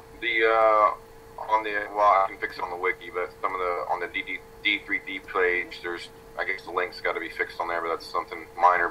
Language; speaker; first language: English; native; English